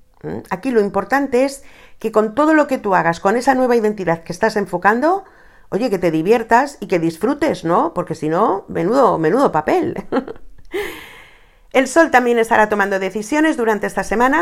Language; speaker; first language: Spanish; native; Spanish